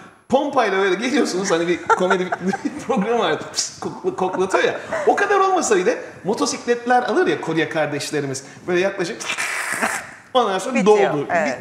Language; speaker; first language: Turkish; native; Turkish